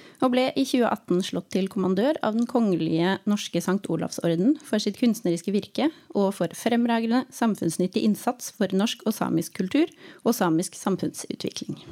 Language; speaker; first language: Norwegian; native; Norwegian